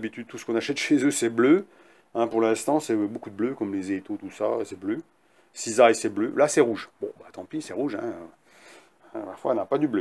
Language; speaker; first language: French; native; French